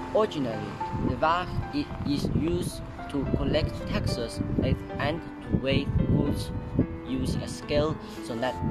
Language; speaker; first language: English; non-native, fluent; Chinese